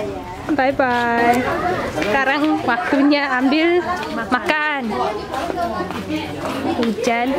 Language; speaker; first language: Indonesian; non-native, fluent; English